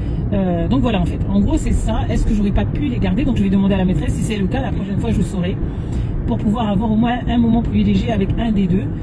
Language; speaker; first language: French; native; French